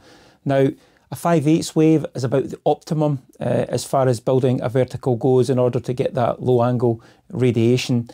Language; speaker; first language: English; native; English